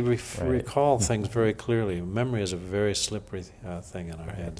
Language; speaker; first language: English; native; English